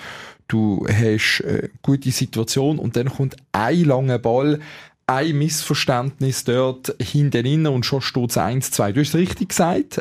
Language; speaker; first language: German; native; German